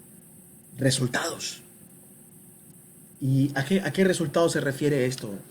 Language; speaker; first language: Spanish; native; Spanish